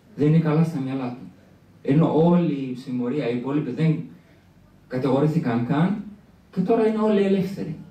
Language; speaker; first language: Greek; early bilingual, other home language; Arabic